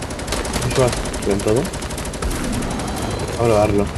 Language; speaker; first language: Spanish; native; Spanish